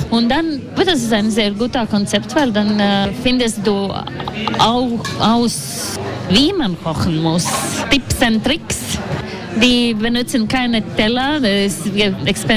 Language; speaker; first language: German; non-native, learner; Latvian